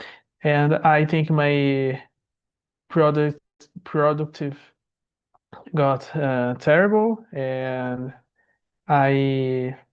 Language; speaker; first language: English; non-native, learner; Portuguese